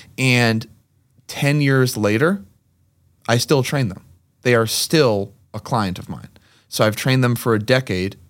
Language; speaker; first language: English; native; English